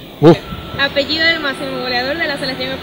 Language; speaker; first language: Spanish; native; Spanish